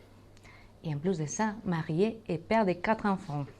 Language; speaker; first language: French; non-native, fluent; Spanish